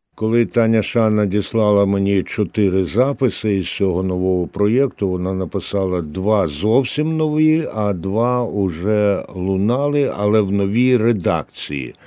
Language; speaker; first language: Ukrainian; native; Ukrainian